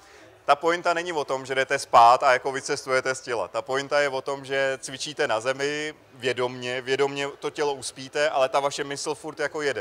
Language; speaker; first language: Czech; native; Czech